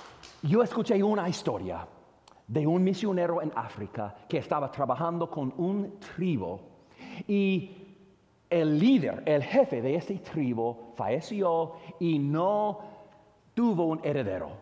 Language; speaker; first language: Spanish; non-native, fluent; English